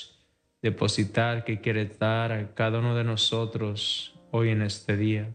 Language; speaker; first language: Spanish; native; Spanish